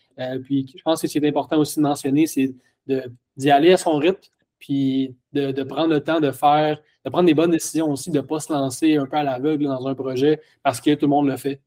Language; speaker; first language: French; native; French